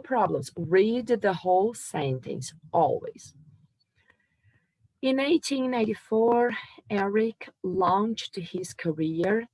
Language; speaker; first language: English; non-native, fluent; Portuguese